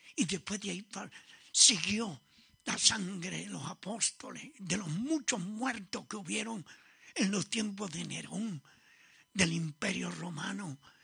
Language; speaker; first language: Spanish; early bilingual, other home language; Italian